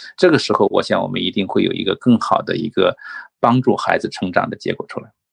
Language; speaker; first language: Chinese; native; Chinese